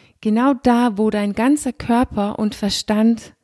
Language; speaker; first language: German; non-native, fluent; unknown